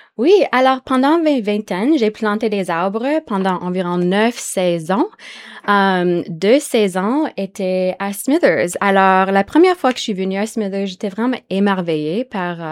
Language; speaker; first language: French; native; French